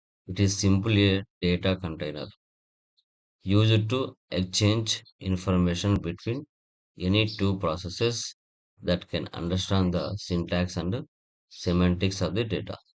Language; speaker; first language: English; non-native, local second language; Telugu